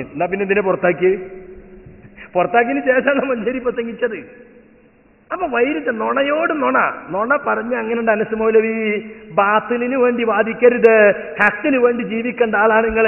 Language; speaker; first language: Malayalam; native; Malayalam